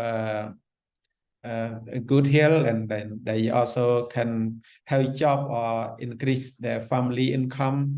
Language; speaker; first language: English; non-native, fluent; Khmer